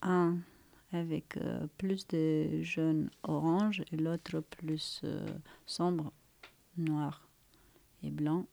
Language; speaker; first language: French; non-native, fluent; Romanian